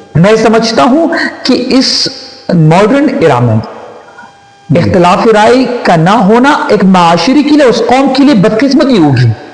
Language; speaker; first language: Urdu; non-native, local second language; Pashto